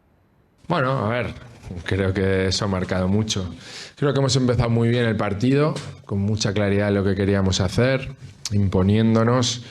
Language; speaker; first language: Spanish; native; Spanish